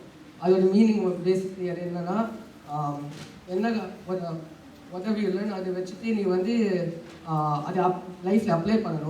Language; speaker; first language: Tamil; early bilingual, heritage; Tamil